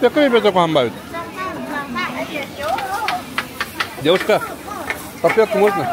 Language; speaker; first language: Russian; non-native, local second language; Yakut